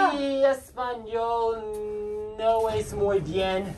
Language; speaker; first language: Spanish; non-native, learner; English